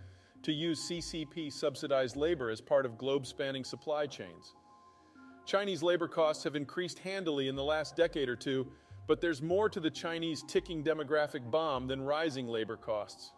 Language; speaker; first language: English; native; English